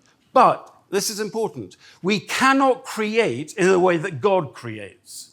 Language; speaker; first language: English; native; English